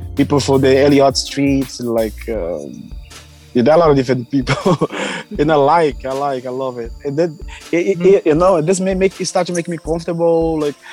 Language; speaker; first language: English; non-native, learner; Portuguese